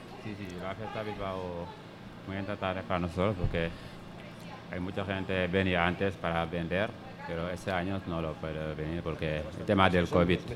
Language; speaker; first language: Spanish; non-native, learner; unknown